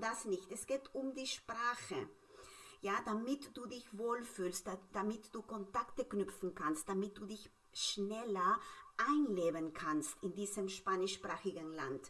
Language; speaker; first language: German; non-native, fluent; Spanish